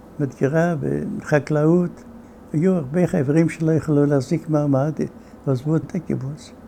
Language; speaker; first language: Hebrew; non-native, fluent; Yiddish